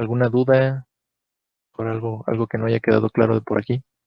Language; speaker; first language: Spanish; native; Spanish